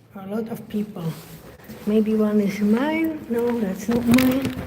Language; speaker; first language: English; non-native, learner; German